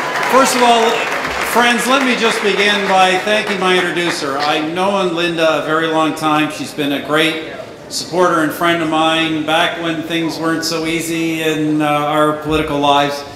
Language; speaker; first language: English; native; English